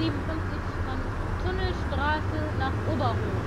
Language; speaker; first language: German; native; German